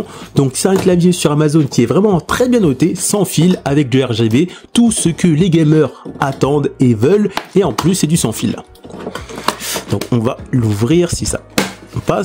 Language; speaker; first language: French; native; French